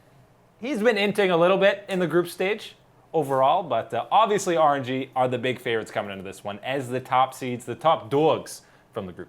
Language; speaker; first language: English; native; English